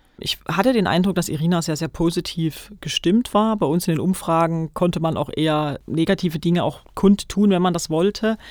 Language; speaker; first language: German; native; German